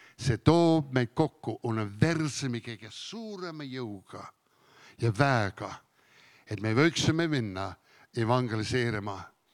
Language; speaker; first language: Estonian; non-native, fluent; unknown